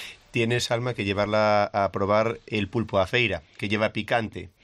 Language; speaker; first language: Spanish; native; Spanish